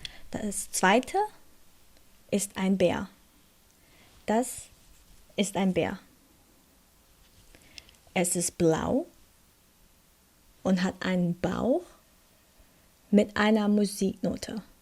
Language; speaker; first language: German; non-native, fluent; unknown